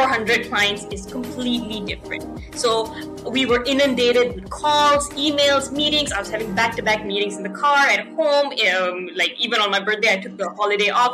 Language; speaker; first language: English; non-native, local second language; Tamil